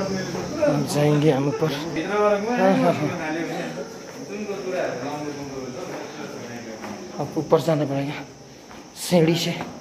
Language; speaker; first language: Hindi; non-native, learner; Nepali